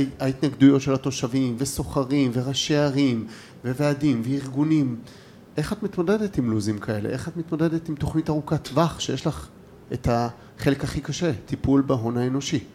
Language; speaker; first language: Hebrew; native; Hebrew